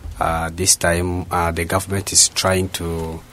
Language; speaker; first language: English; non-native, local second language; Kinyarwanda